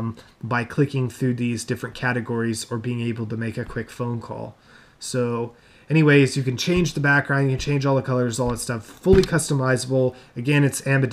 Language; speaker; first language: English; native; English